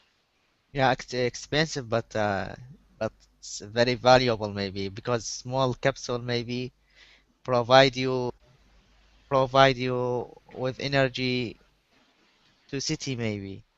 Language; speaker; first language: English; non-native, learner; Arabic